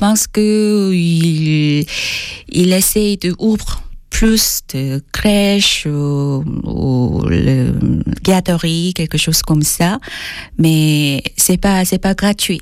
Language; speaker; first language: French; non-native, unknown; Korean